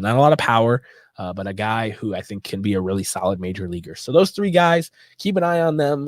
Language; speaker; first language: English; native; English